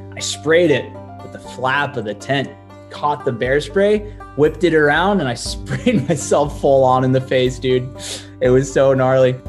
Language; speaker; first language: English; native; English